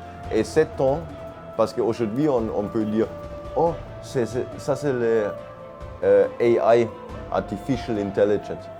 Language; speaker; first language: French; non-native, fluent; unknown